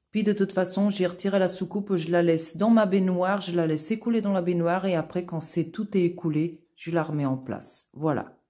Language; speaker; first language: French; non-native, fluent; Portuguese